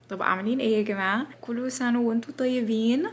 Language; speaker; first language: Arabic; non-native, learner; English